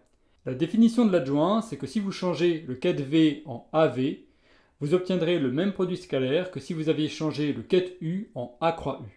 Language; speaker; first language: French; native; French